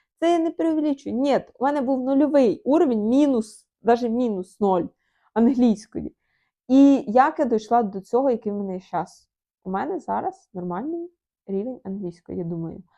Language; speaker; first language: Ukrainian; non-native, local second language; Russian